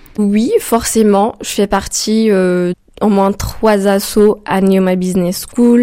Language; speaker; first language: French; non-native, local second language; Arabic